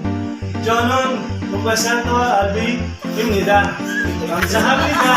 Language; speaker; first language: Korean; non-native, learner; Filipino